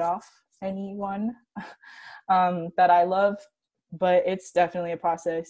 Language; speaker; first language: English; native; English